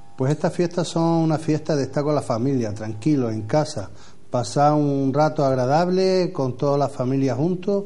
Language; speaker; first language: Spanish; native; Spanish